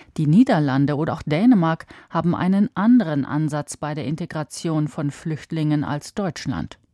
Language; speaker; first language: German; native; German